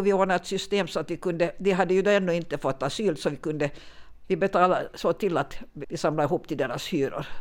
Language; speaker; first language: Swedish; native; Swedish